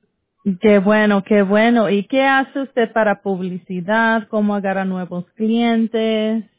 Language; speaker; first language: Spanish; early bilingual, heritage; Spanish